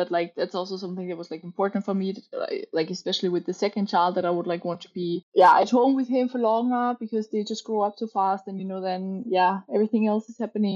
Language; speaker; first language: English; non-native, fluent; German